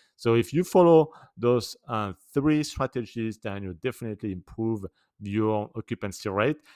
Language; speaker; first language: English; non-native, fluent; French